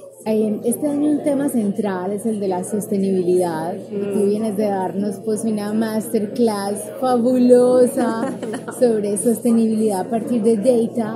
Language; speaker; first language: Spanish; early bilingual, heritage; Spanish